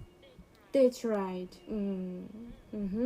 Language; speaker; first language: English; non-native, learner; Korean